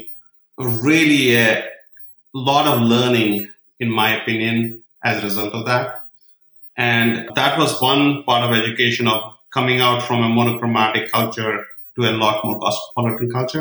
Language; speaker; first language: English; non-native, local second language; Kashmiri